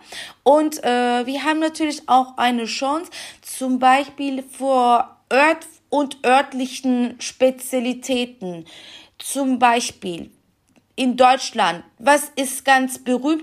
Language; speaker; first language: German; non-native, fluent; Turkish